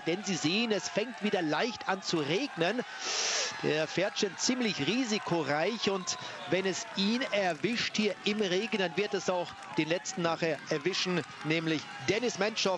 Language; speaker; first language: German; native; German